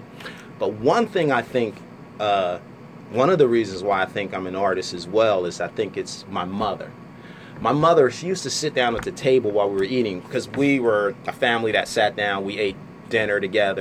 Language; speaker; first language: English; native; English